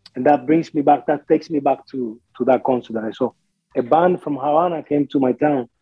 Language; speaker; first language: English; non-native, fluent; Spanish